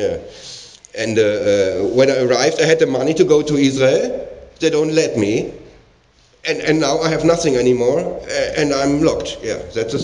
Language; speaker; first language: English; non-native, learner; German